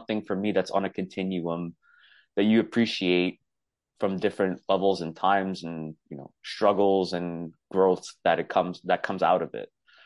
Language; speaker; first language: English; native; English